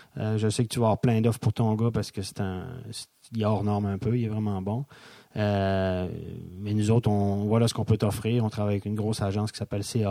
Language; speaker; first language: French; native; French